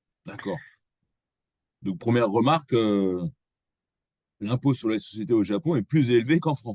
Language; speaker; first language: French; native; French